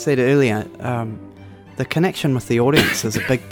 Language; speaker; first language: English; native; English